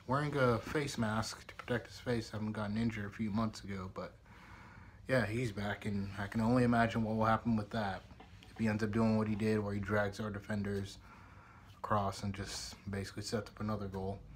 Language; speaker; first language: English; native; English